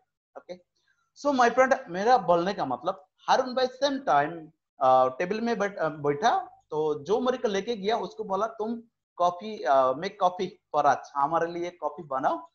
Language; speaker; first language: Hindi; non-native, fluent; Bangla